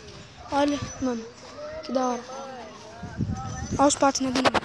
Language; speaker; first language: Portuguese; native; Portuguese